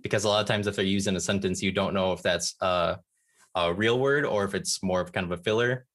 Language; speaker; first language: English; native; English